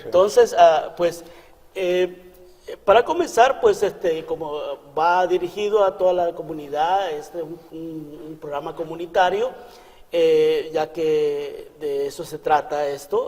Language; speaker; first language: Spanish; native; Spanish